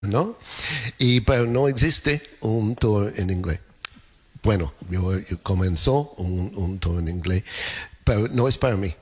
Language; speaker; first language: Spanish; non-native, learner; English